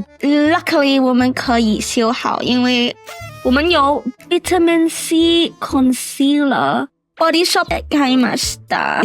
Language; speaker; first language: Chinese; non-native, learner; English